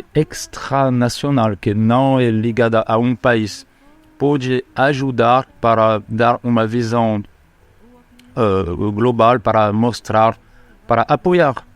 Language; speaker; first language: Portuguese; non-native, fluent; French